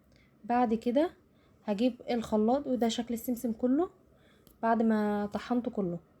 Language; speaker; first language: Arabic; native; Arabic